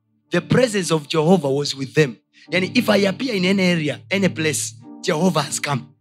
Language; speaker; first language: English; non-native, local second language; Swahili